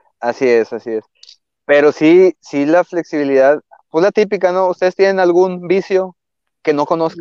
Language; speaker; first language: Spanish; native; Spanish